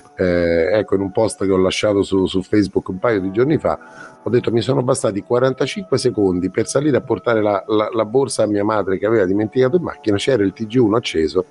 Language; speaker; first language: Italian; native; Italian